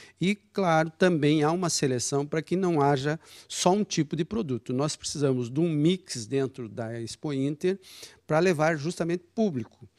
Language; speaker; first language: Portuguese; native; Portuguese